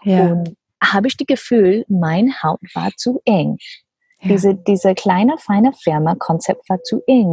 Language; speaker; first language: German; non-native, learner; English